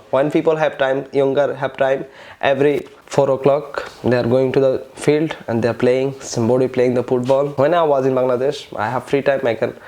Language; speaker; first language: English; non-native, local second language; Bangla